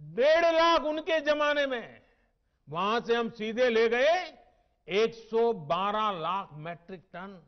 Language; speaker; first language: Hindi; non-native, local second language; Gujarati